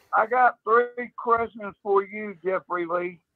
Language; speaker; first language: English; native; English